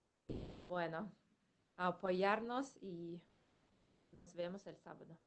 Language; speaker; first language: Spanish; non-native, fluent; Russian